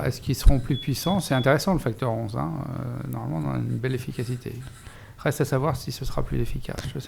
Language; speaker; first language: French; native; French